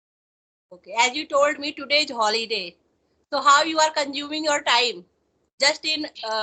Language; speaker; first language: English; non-native, local second language; Hindi